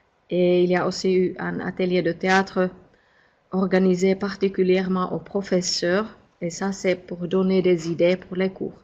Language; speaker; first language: French; non-native, fluent; Finnish